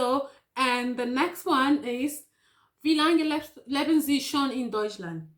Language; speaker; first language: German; non-native, learner; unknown